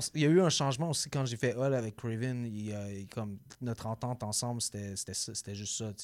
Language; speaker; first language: French; native; French